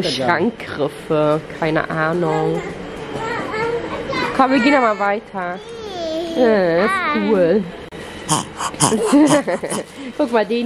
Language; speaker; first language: German; native; German